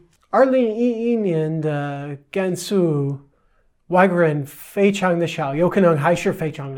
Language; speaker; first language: Chinese; non-native, fluent; English